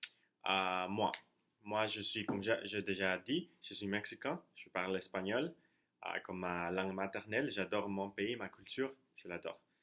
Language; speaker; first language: French; non-native, learner; Spanish